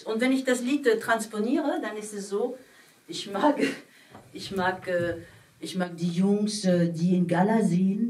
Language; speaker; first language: German; non-native, fluent; French